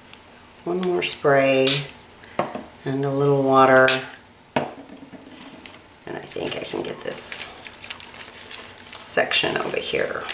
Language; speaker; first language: English; native; English